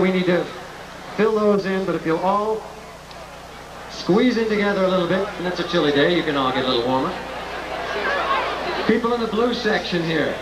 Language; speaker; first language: English; native; English